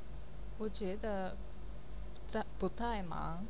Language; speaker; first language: Chinese; non-native, learner; Japanese